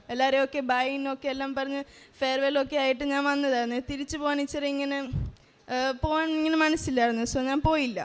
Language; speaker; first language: Malayalam; early bilingual, heritage; Malayalam